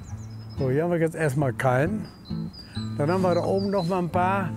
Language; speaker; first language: German; native; German